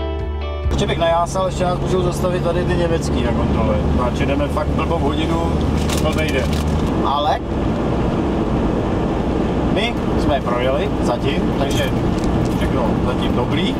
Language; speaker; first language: Czech; native; Czech